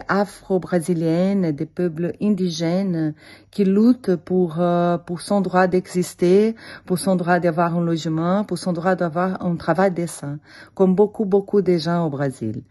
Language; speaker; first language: French; non-native, fluent; Portuguese